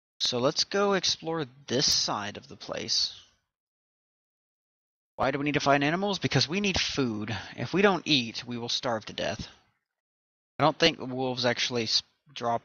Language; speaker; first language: English; native; English